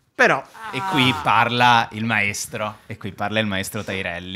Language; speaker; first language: Italian; native; Italian